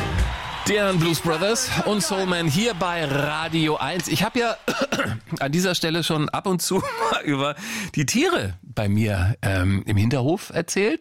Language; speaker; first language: German; native; German